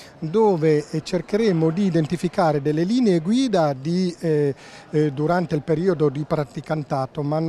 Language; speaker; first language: Italian; native; Italian